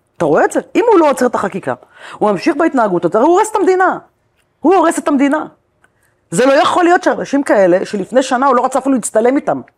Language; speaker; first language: Hebrew; native; Hebrew